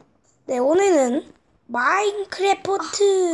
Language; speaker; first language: Korean; native; Korean